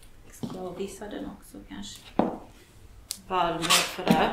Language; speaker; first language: Swedish; non-native, fluent; Polish